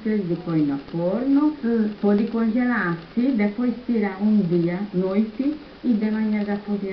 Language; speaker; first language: Portuguese; non-native, learner; German